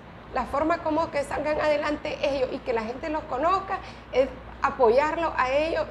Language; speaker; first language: Spanish; native; Spanish